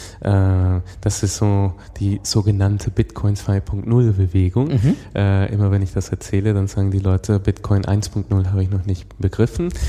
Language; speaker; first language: German; non-native, fluent; Spanish